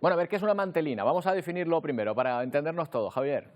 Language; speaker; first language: Spanish; native; Spanish